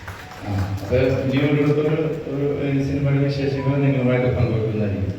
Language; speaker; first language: Malayalam; native; Malayalam